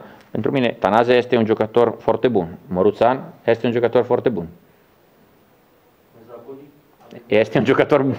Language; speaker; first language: Romanian; non-native, learner; Italian